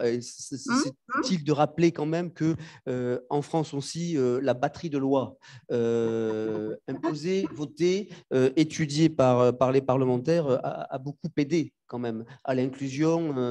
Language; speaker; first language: French; native; French